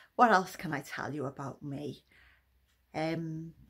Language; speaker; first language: English; native; English